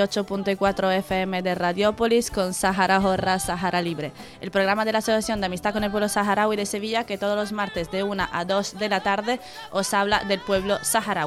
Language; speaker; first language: Spanish; native; Spanish